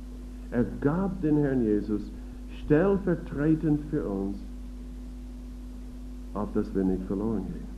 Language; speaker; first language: German; non-native, fluent; English